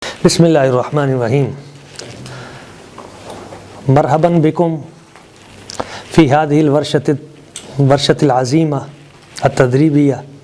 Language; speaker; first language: Arabic; non-native, local second language; Urdu